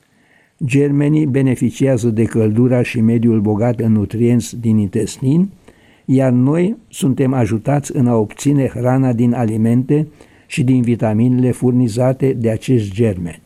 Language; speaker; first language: Romanian; native; Romanian